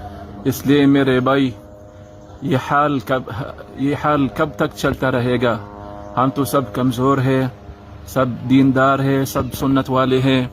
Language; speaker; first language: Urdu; non-native, fluent; Arabic